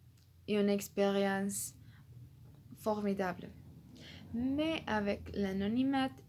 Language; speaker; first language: French; non-native, learner; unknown